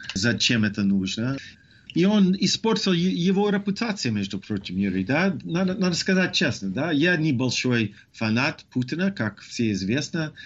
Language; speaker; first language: Russian; non-native, fluent; English